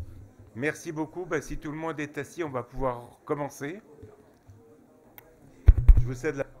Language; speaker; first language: French; native; French